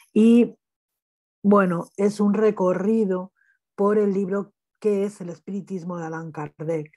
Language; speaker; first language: Spanish; native; Spanish